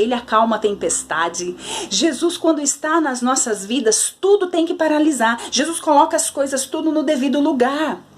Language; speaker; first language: Portuguese; native; Portuguese